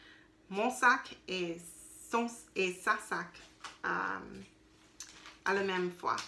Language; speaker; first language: French; non-native, learner; English